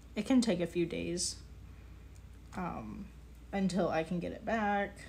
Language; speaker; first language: English; native; English